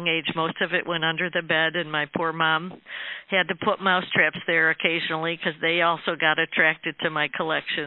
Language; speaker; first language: English; native; English